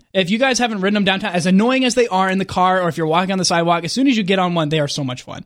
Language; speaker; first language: English; native; English